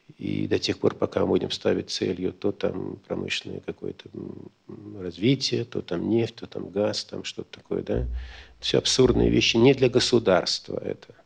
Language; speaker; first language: Russian; native; Russian